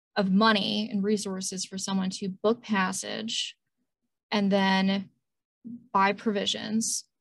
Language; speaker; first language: English; native; English